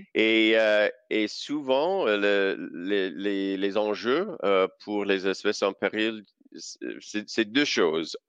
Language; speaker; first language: French; non-native, local second language; English